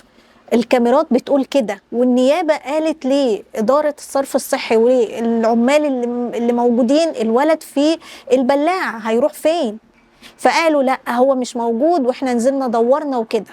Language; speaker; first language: Arabic; native; Arabic